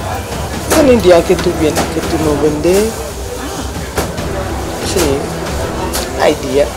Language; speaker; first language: Spanish; non-native, learner; Haitian Creole